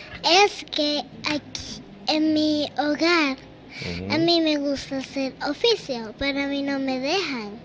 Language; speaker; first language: Spanish; early bilingual, other home language; Haitian Creole